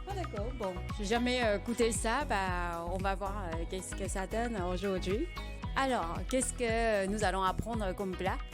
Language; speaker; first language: French; non-native, fluent; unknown